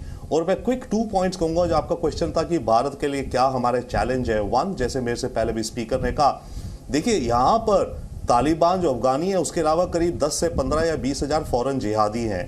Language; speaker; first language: Hindi; native; Hindi